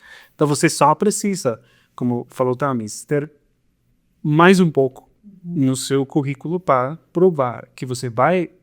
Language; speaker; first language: Portuguese; non-native, fluent; Spanish